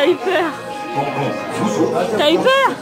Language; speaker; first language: French; native; French